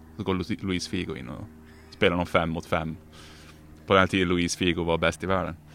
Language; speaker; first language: Swedish; native; Swedish